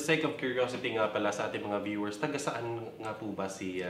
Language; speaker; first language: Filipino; non-native, local second language; Cebuano